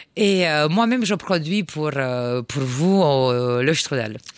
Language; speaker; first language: French; non-native, fluent; Romanian